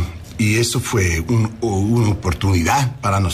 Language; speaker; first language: Spanish; non-native, learner; English